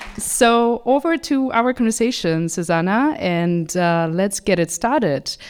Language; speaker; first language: English; non-native, fluent; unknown